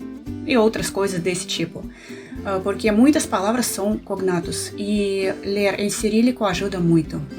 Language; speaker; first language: Portuguese; non-native, fluent; Russian